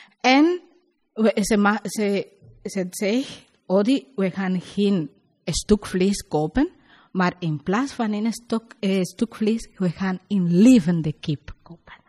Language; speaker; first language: Dutch; non-native, learner; Spanish